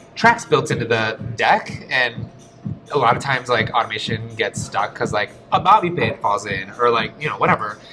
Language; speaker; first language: English; early bilingual, other home language; Polish